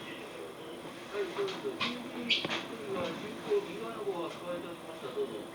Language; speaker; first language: Japanese; native; Japanese